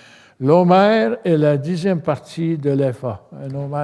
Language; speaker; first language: French; native; French